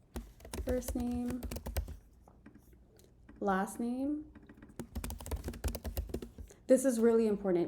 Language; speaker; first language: English; native; English